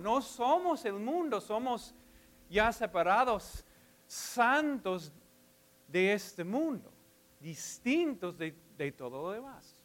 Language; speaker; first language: Spanish; non-native, fluent; English